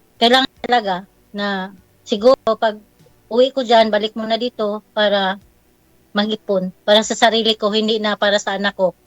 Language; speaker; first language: Filipino; non-native, local second language; Cebuano